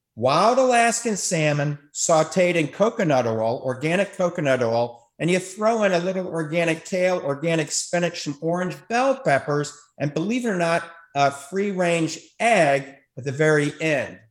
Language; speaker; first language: English; native; English